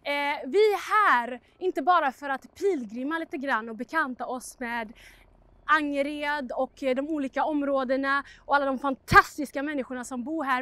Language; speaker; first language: Swedish; native; Swedish